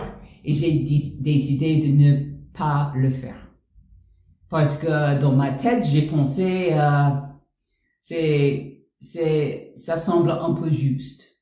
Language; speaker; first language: French; non-native, learner; English